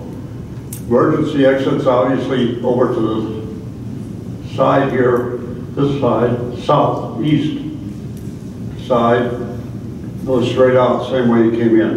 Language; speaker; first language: English; native; English